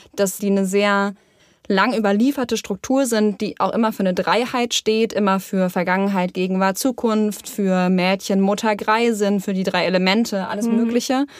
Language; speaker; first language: German; native; German